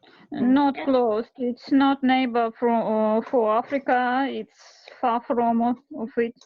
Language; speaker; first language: English; non-native, learner; Russian